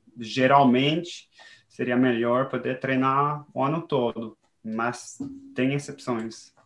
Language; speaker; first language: Portuguese; non-native, fluent; French